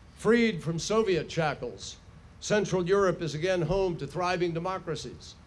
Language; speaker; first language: English; native; English